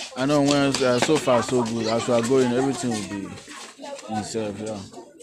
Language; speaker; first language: English; non-native, local second language; Igbo